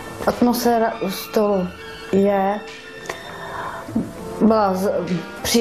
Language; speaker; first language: Czech; non-native, learner; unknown